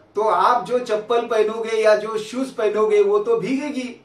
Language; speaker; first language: Hindi; non-native, local second language; Marathi